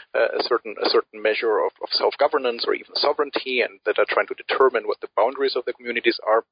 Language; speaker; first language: English; early bilingual, other home language; German